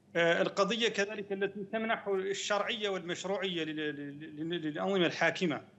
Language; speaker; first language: Arabic; native; Arabic